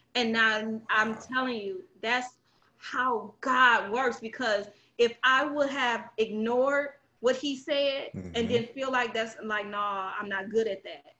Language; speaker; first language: English; native; English